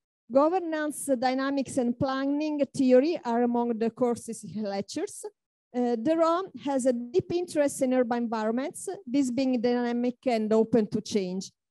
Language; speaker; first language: English; non-native, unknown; Italian